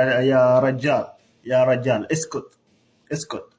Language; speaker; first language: Arabic; non-native, learner; Ganda